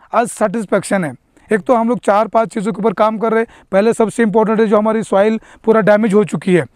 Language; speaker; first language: Hindi; non-native, local second language; Marathi